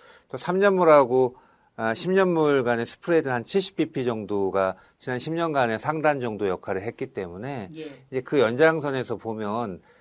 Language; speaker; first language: Korean; native; Korean